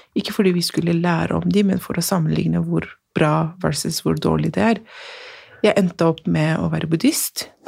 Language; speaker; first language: Norwegian; non-native, fluent; Persian